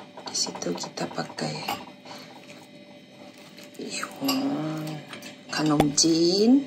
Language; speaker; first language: Indonesian; non-native, fluent; Thai